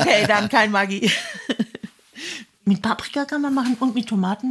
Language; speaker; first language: German; native; German